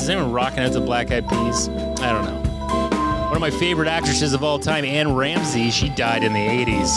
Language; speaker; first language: English; native; English